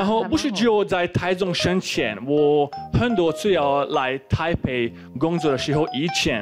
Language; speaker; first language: Chinese; non-native, fluent; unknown